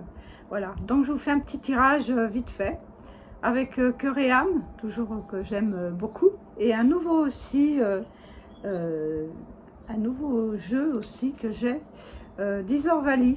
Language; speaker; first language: French; native; French